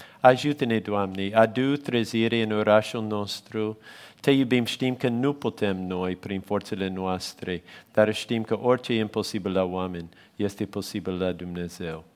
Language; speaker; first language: Romanian; non-native, fluent; English